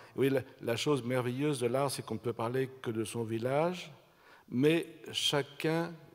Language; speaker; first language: French; native; French